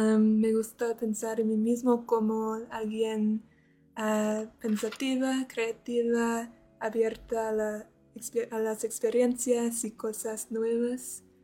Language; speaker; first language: Spanish; non-native, learner; English